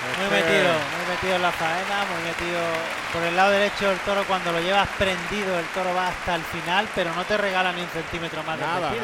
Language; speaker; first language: Spanish; native; Spanish